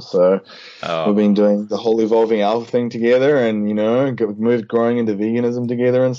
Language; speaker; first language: English; native; English